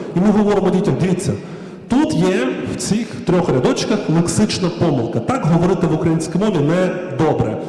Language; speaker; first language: Ukrainian; native; Ukrainian